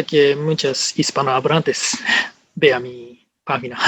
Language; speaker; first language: Spanish; non-native, learner; Japanese